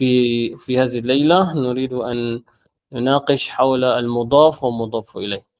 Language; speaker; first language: Arabic; non-native, fluent; Malay